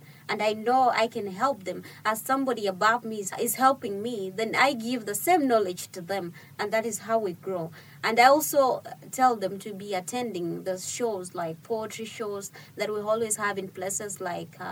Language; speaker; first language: English; non-native, fluent; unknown